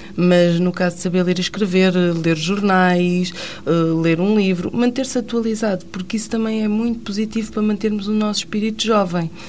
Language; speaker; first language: Portuguese; native; Portuguese